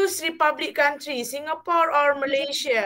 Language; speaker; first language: English; non-native, fluent; Malay